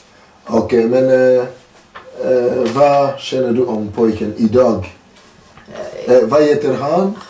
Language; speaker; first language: Swedish; non-native, learner; French